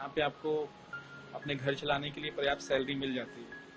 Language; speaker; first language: Hindi; native; Hindi